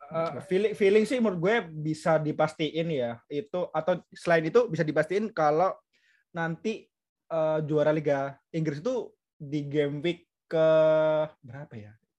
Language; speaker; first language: Indonesian; native; Indonesian